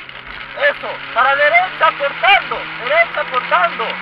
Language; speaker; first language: Spanish; native; Spanish